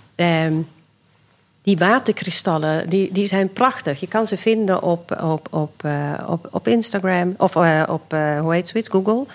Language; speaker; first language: Dutch; early bilingual, other home language; Swedish